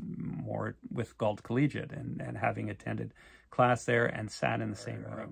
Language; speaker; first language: English; native; English